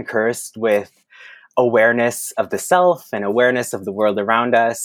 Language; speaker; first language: English; non-native, fluent; French